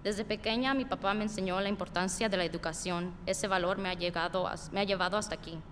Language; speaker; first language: Spanish; early bilingual, other home language; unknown